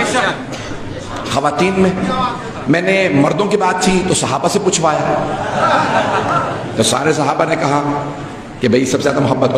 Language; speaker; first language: Urdu; native; Urdu